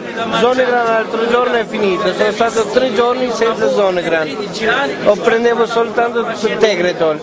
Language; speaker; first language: Italian; non-native, fluent; Albanian